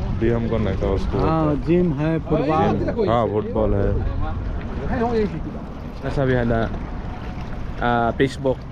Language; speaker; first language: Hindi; non-native, learner; Filipino